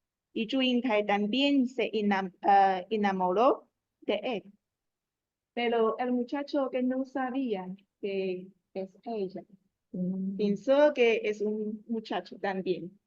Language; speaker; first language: Spanish; non-native, learner; Chinese